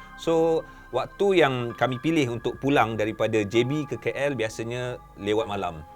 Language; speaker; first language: Malay; native; Malay